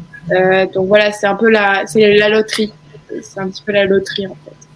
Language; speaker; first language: French; native; French